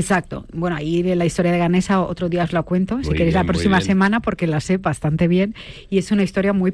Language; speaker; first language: Spanish; native; Spanish